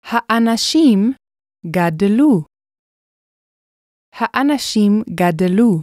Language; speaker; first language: Hebrew; non-native, fluent; English